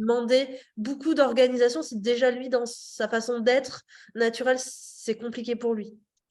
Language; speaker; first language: French; native; French